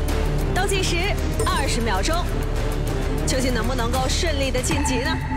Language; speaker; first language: Chinese; native; Chinese